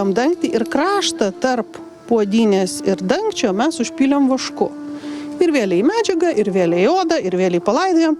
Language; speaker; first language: Lithuanian; native; Lithuanian